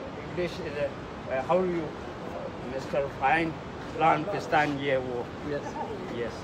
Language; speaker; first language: English; non-native, learner; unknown